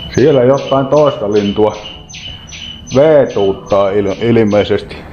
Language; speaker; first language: Finnish; native; Finnish